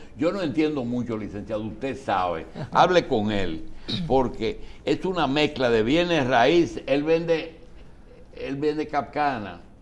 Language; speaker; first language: Spanish; native; Spanish